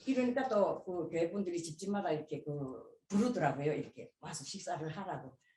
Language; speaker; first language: Korean; native; Korean